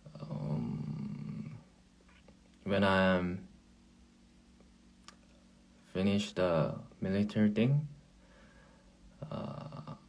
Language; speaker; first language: English; non-native, learner; Korean